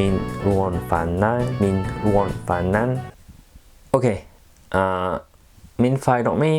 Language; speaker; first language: Vietnamese; non-native, learner; French